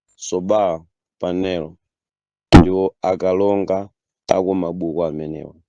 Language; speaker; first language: Nyanja; native; Nyanja